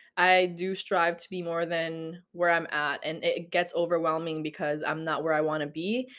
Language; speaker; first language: English; non-native, local second language; Filipino